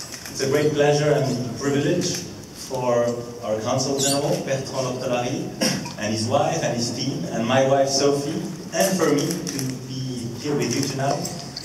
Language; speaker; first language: English; non-native, fluent; French